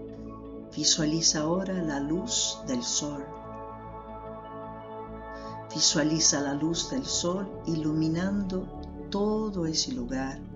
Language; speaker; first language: Spanish; non-native, fluent; Portuguese